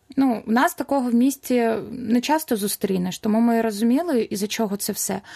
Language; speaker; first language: Ukrainian; non-native, local second language; Russian